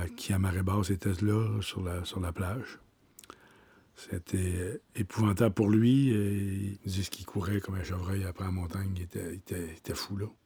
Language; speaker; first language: French; native; French